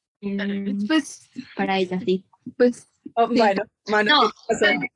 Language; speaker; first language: Spanish; early bilingual, heritage; Spanish